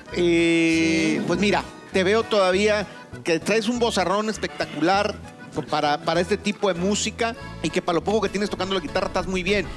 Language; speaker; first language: Spanish; native; Spanish